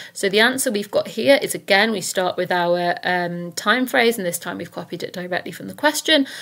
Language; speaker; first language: English; native; English